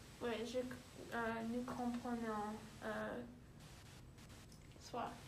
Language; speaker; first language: French; non-native, learner; English